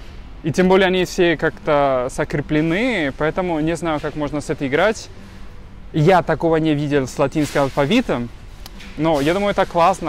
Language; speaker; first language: Russian; non-native, fluent; Spanish